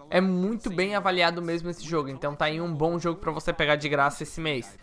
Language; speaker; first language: Portuguese; native; Portuguese